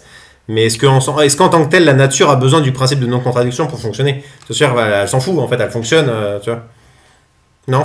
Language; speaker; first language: French; native; French